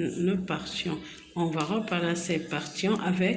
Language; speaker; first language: French; non-native, local second language; Arabic